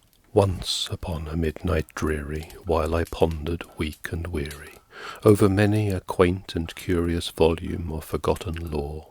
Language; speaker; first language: English; native; English